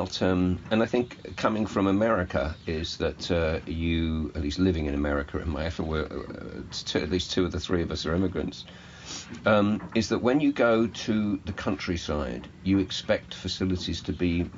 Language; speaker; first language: English; native; English